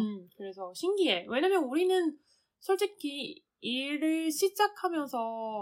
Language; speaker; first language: Korean; non-native, learner; Chinese